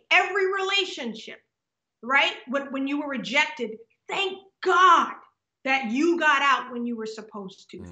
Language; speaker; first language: English; native; English